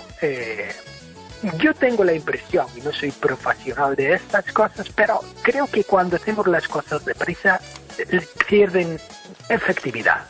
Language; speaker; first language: Spanish; non-native, fluent; English